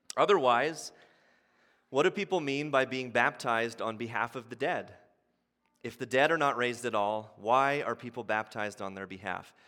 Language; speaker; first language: English; native; English